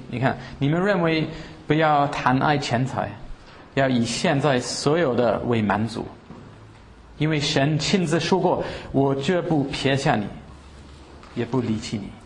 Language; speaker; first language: Chinese; early bilingual, heritage; Chinese